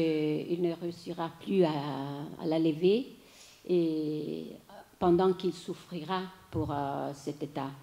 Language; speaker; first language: French; non-native, fluent; Italian